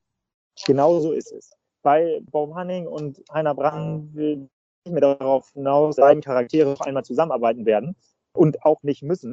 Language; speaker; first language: German; native; German